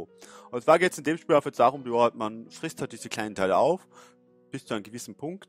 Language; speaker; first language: German; native; German